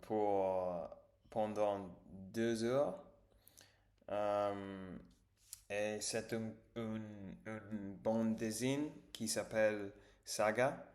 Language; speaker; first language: French; non-native, learner; English